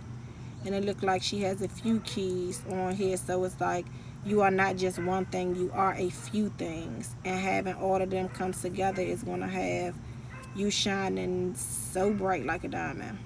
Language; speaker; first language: English; native; English